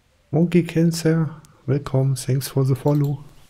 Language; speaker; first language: English; non-native, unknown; German